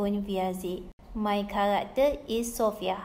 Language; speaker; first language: German; non-native, learner; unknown